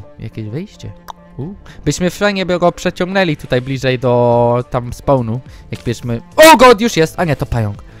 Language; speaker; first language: Polish; early bilingual, heritage; Polish